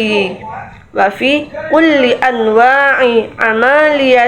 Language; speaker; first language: Arabic; non-native, learner; Indonesian